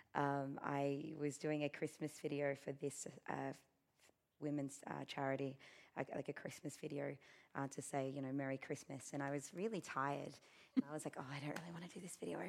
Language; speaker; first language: English; native; English